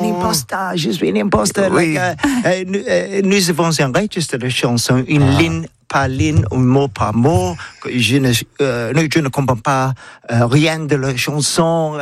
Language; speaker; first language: French; non-native, learner; English